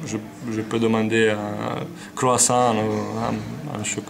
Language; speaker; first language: French; non-native, learner; Croatian